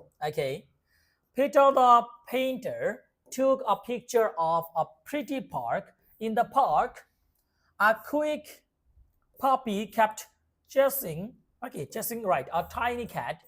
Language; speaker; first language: English; non-native, local second language; Bangla